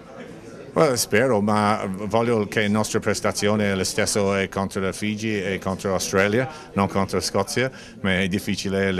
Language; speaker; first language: Italian; non-native, learner; English